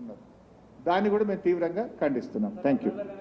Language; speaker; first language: Telugu; native; Telugu